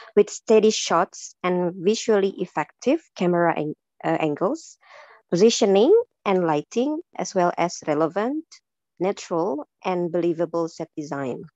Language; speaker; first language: English; non-native, fluent; Indonesian